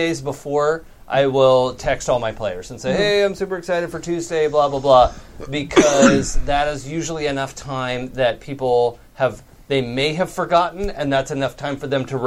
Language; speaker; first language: English; native; English